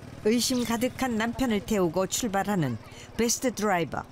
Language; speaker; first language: Korean; native; Korean